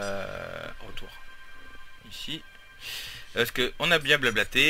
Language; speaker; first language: French; native; French